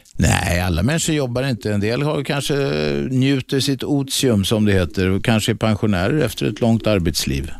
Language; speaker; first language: Swedish; native; Swedish